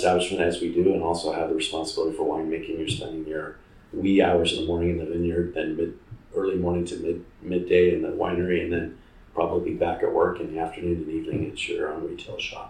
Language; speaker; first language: English; native; English